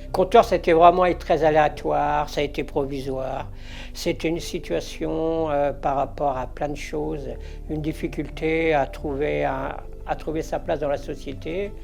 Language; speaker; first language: French; native; French